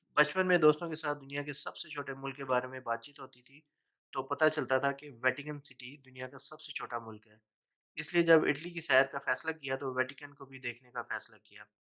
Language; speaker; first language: Urdu; native; Urdu